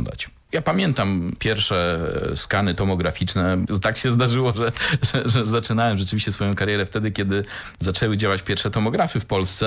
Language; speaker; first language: Polish; native; Polish